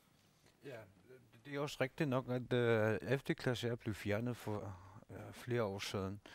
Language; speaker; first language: Danish; non-native, local second language; Kalaallisut